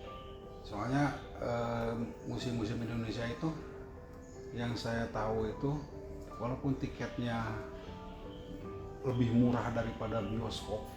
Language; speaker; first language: Indonesian; native; Indonesian